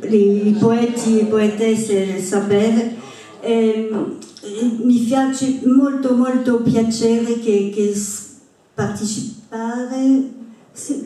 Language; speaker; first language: Italian; non-native, learner; French